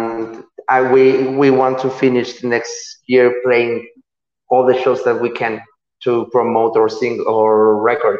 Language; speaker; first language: English; non-native, learner; Spanish